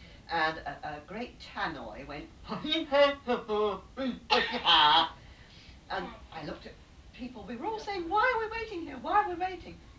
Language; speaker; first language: English; native; English